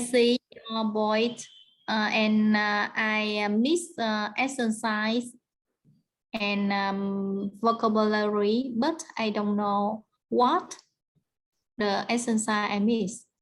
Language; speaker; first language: English; non-native, learner; Vietnamese